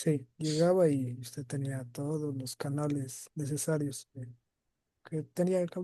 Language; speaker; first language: Spanish; native; Spanish